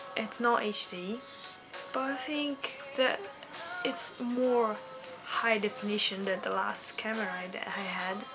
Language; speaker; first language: English; non-native, fluent; Italian